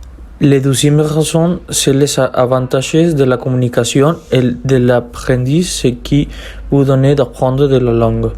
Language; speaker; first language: French; non-native, learner; Spanish